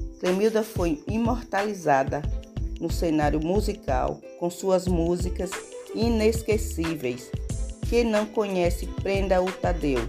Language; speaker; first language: Portuguese; native; Portuguese